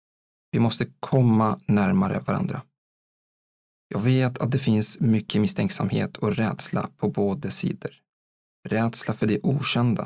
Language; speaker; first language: Swedish; non-native, fluent; Arabic